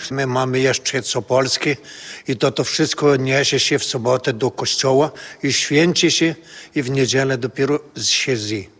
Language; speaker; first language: Polish; early bilingual, heritage; Polish